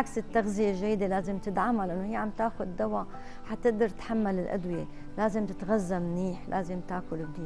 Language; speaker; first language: Arabic; native; Arabic